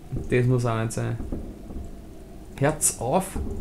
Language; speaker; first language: German; native; German